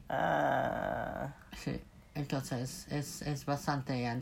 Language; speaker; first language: Spanish; non-native, fluent; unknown